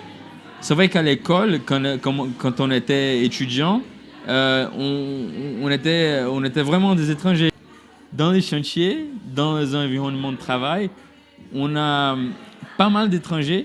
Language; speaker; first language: French; non-native, fluent; Portuguese